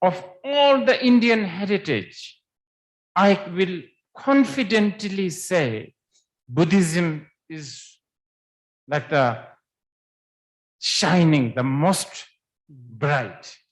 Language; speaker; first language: English; non-native, fluent; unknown